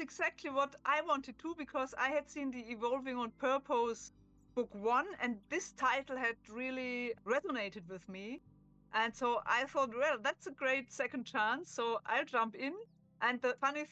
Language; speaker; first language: English; non-native, fluent; German